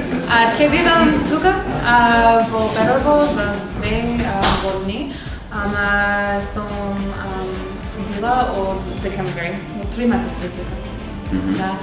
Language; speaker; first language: Macedonian; non-native, learner; English